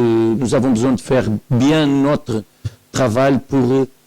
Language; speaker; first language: French; non-native, learner; Portuguese